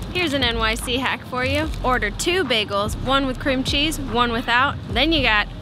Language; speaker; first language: English; native; English